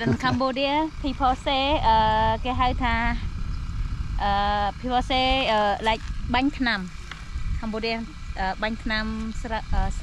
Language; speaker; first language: English; non-native, local second language; Khmer